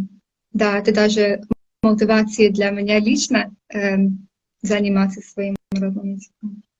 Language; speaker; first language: Russian; non-native, fluent; English